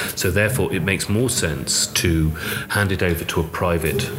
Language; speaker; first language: English; native; English